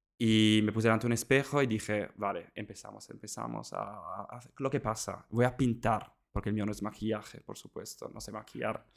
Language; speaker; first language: Spanish; non-native, fluent; Italian